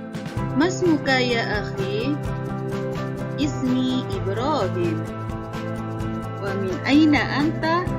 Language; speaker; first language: Arabic; non-native, fluent; Indonesian